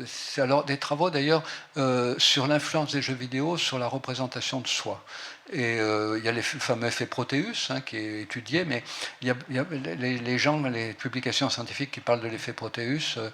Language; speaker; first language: French; native; French